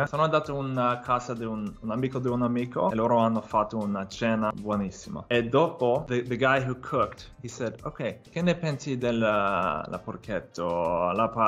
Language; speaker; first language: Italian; non-native, fluent; English